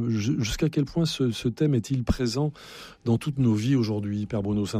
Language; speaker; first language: French; native; French